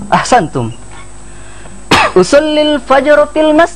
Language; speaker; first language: Arabic; non-native, fluent; Indonesian